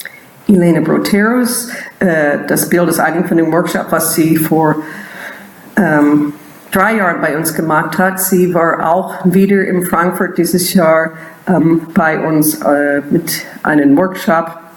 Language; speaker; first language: German; non-native, fluent; English